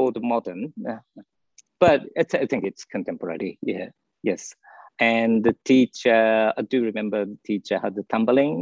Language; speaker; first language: English; non-native, fluent; Japanese